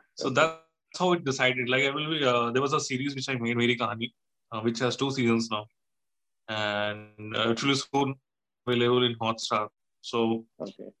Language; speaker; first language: English; non-native, local second language; Hindi